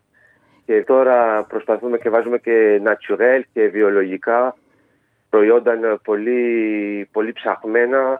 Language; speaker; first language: Greek; early bilingual, heritage; Greek